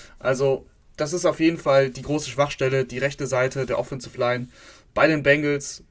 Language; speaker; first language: German; native; German